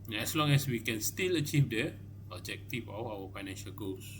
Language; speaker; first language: English; non-native, local second language; Malay